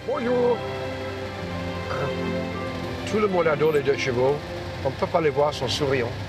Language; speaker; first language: French; non-native, fluent; English